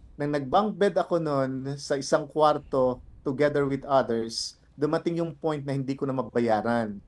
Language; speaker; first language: Filipino; non-native, local second language; Waray